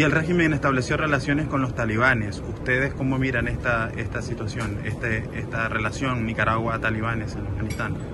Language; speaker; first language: Spanish; native; Spanish